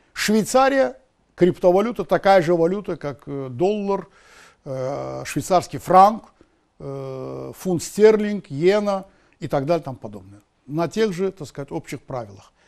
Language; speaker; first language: Russian; non-native, local second language; Azerbaijani